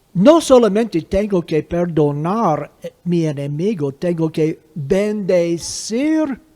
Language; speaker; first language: Spanish; non-native, fluent; English